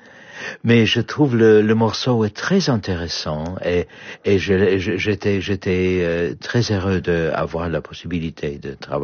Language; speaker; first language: French; non-native, fluent; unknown